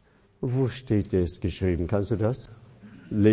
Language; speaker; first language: German; non-native, fluent; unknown